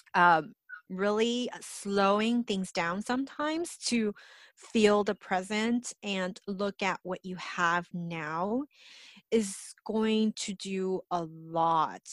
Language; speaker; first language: English; native; English